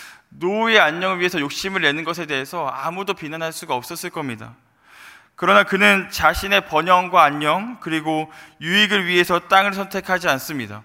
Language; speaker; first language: Korean; native; Korean